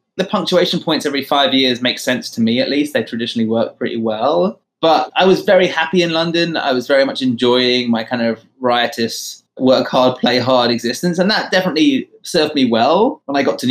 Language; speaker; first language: English; native; English